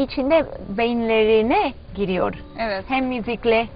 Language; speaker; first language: Turkish; non-native, learner; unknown